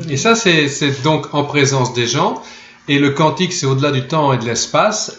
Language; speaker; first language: French; native; French